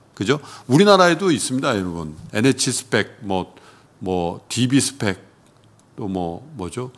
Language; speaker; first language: Korean; native; Korean